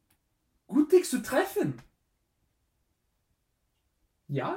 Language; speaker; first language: German; non-native, learner; English